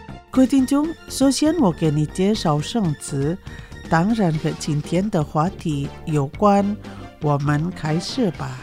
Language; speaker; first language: Chinese; non-native, fluent; Indonesian